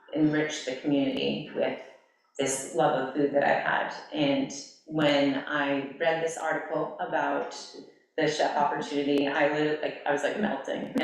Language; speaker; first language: English; native; English